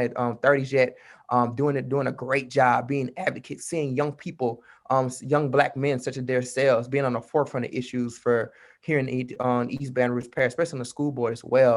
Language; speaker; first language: English; native; English